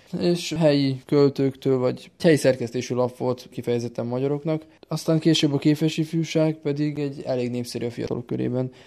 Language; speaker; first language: Hungarian; native; Hungarian